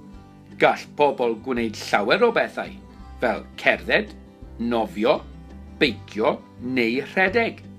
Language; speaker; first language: Welsh; non-native, learner; English